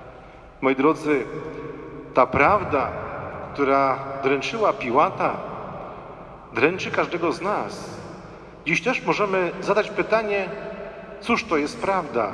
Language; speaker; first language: Polish; native; Polish